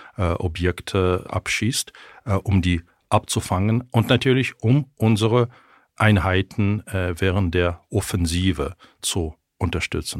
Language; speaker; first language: German; non-native, fluent; Ukrainian